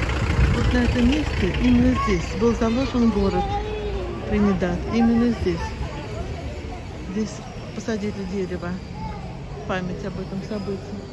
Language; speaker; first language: Russian; native; Russian